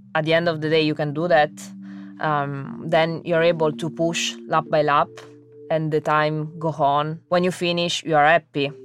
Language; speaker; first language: English; non-native, fluent; Italian